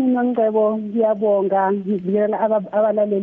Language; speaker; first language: English; non-native, local second language; Tswana